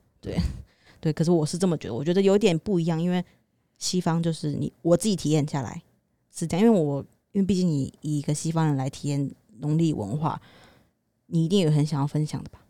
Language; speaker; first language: Chinese; native; Chinese